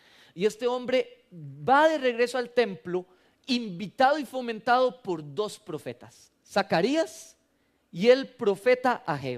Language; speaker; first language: Spanish; native; Spanish